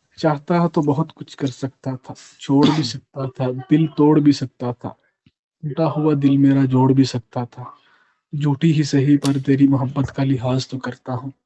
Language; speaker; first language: Urdu; non-native, local second language; Punjabi